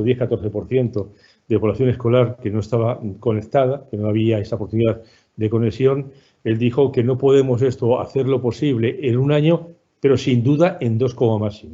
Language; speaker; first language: Spanish; native; Spanish